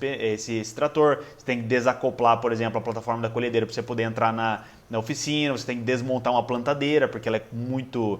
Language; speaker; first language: Portuguese; native; Portuguese